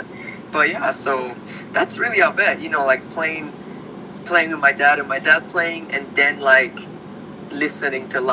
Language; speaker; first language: English; early bilingual, other home language; Slovak